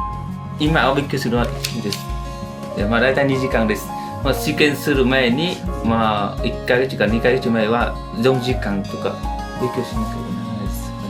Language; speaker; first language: Japanese; non-native, learner; Vietnamese